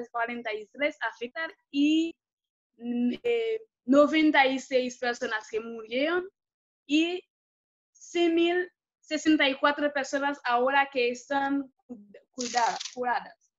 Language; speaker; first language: Spanish; non-native, fluent; Haitian Creole